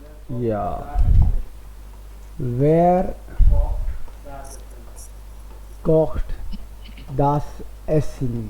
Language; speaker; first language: German; non-native, fluent; Hindi